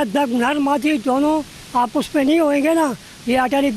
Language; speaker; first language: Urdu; non-native, local second language; Northern Hindko